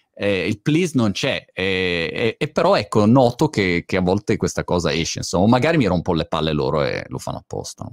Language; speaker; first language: Italian; native; Italian